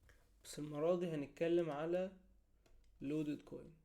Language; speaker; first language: Arabic; native; Arabic